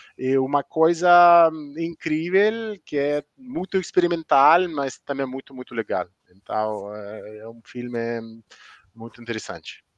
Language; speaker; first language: Portuguese; non-native, fluent; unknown